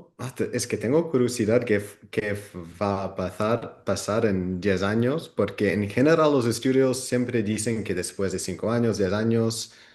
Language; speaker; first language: Spanish; non-native, fluent; Dutch